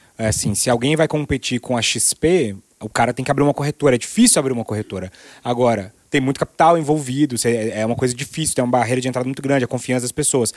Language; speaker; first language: Portuguese; native; Portuguese